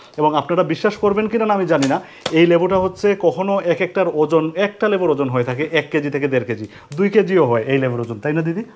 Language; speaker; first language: Bangla; native; Bangla